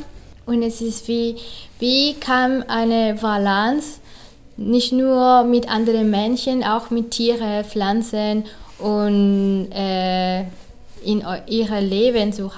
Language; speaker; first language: German; non-native, learner; Spanish